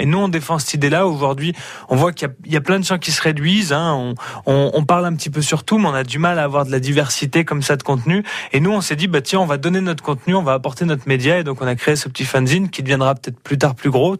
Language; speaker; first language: French; native; French